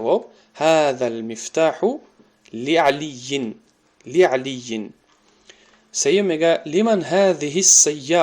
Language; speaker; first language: Arabic; non-native, fluent; Tajik